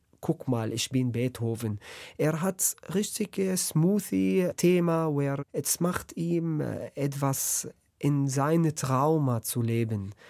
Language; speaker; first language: German; non-native, learner; Arabic